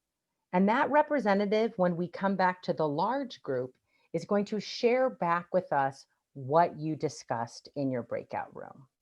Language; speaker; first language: English; native; English